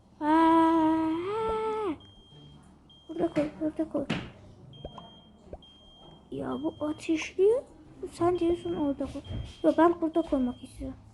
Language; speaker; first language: Turkish; early bilingual, heritage; Turkish